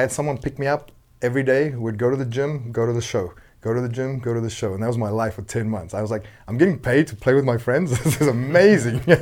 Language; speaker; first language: English; non-native, local second language; Afrikaans